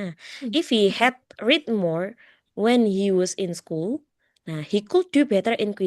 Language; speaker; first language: English; non-native, learner; Indonesian